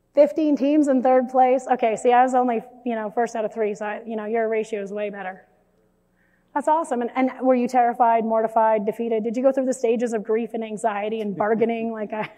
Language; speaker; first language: English; native; English